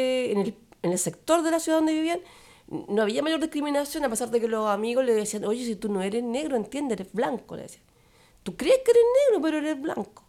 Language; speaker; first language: Spanish; native; Spanish